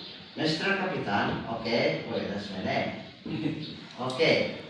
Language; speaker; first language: English; non-native, learner; Indonesian